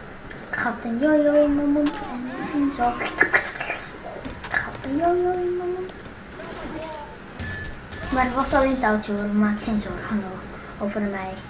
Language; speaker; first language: Dutch; non-native, learner; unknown